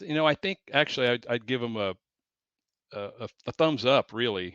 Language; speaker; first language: English; native; English